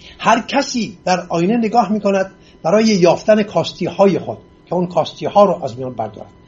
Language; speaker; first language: Persian; non-native, local second language; Assyrian Neo-Aramaic